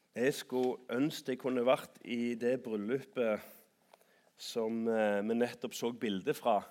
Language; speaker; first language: Norwegian; native; Norwegian